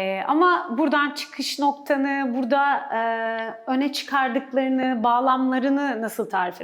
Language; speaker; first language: Turkish; native; Turkish